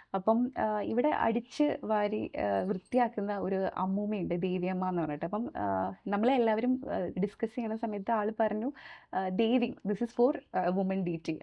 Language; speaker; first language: Malayalam; native; Malayalam